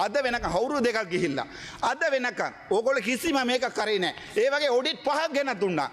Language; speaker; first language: Sinhala; non-native, local second language; Tamil